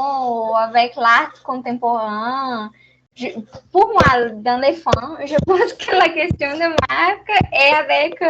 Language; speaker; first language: French; non-native, learner; Portuguese